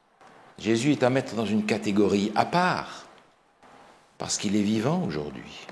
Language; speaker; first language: French; native; French